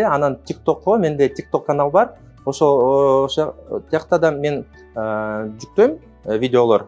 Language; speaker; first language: Kyrgyz; non-native, local second language; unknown